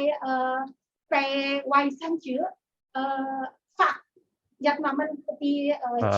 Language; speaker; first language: Cantonese; non-native, learner; Indonesian